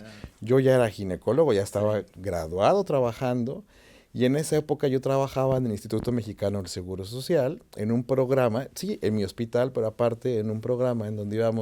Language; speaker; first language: Spanish; native; Spanish